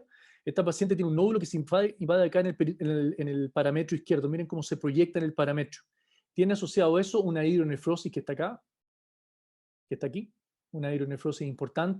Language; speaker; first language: Spanish; native; Spanish